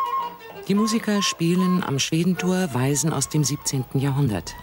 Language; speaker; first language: German; native; German